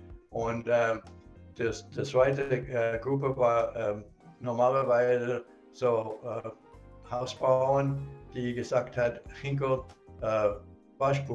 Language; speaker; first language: German; non-native, fluent; English